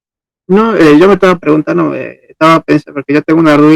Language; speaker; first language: Spanish; native; Spanish